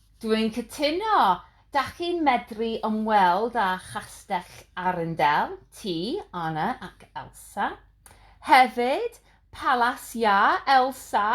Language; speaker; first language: Welsh; non-native, learner; English